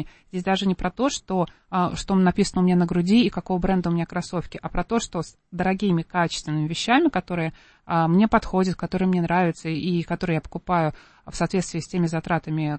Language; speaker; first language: Russian; native; Russian